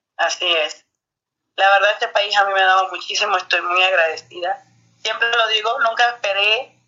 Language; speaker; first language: Spanish; native; Spanish